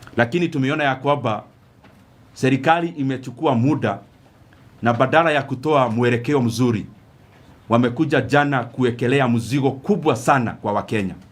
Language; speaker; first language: Swahili; non-native, local second language; Kikuyu